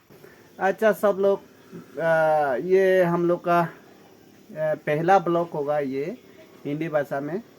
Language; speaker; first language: Hindi; non-native, local second language; Mizo